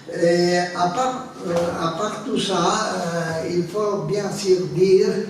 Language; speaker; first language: French; non-native, fluent; Spanish